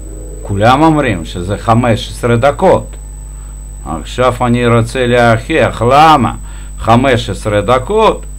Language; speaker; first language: Hebrew; non-native, fluent; Russian